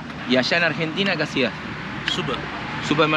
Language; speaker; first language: Spanish; native; Spanish